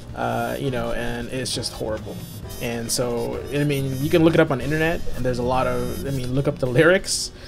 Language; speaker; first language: English; native; English